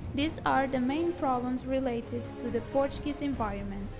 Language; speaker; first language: English; non-native, fluent; Portuguese